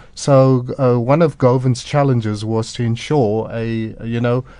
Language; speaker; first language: English; native; English